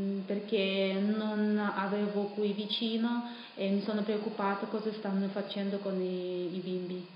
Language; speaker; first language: Italian; non-native, fluent; Russian